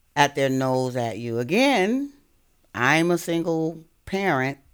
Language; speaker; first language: English; native; English